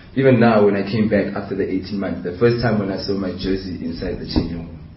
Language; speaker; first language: English; non-native, local second language; Southern Sotho